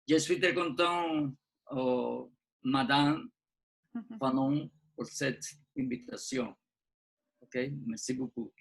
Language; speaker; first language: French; non-native, learner; Spanish